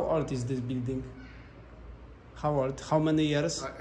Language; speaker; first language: English; non-native, learner; Polish